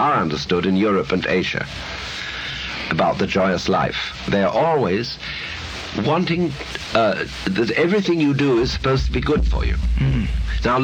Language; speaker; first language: English; native; English